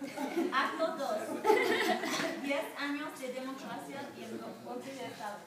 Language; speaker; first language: Spanish; non-native, learner; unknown